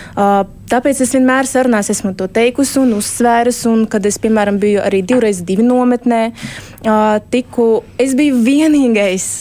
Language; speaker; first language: Latvian; early bilingual, heritage; Russian